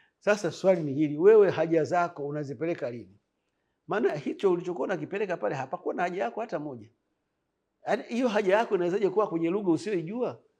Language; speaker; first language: Swahili; native; Swahili